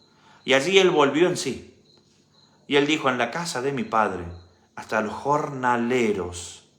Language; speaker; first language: Spanish; native; Spanish